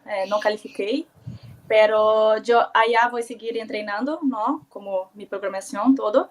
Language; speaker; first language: Spanish; non-native, learner; Portuguese